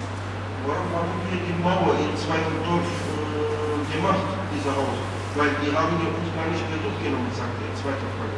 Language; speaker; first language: German; non-native, fluent; Turkish